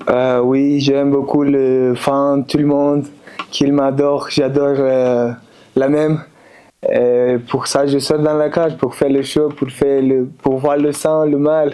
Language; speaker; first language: French; non-native, learner; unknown